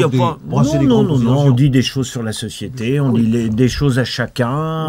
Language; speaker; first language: French; native; French